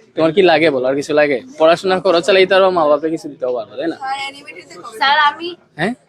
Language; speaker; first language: Bangla; native; Bangla